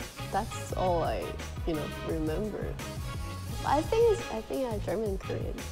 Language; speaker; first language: English; non-native, fluent; Thai